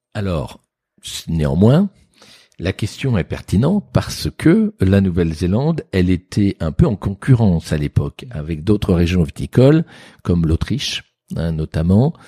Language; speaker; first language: French; native; French